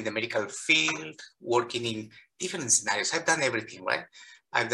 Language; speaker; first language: English; non-native, fluent; Spanish